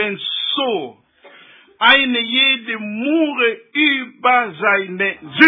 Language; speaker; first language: German; non-native, learner; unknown